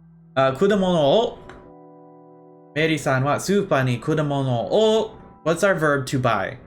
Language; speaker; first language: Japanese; non-native, learner; English